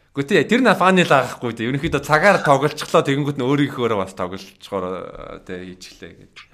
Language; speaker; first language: Mongolian; early bilingual, heritage; Mongolian